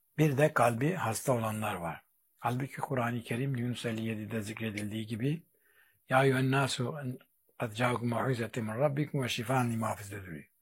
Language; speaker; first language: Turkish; native; Turkish